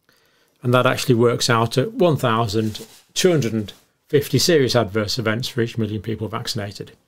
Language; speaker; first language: English; native; English